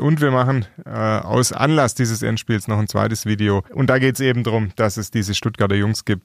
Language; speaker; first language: German; native; German